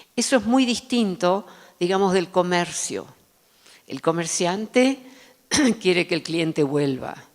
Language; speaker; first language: Spanish; early bilingual, other home language; Dutch